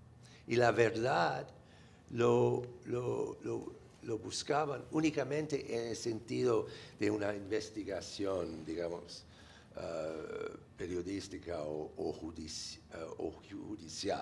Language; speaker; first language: Spanish; non-native, fluent; English